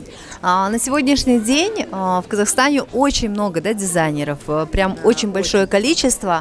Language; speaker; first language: Russian; native; Russian